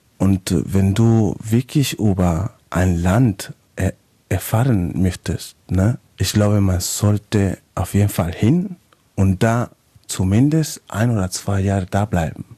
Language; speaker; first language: German; non-native, fluent; Spanish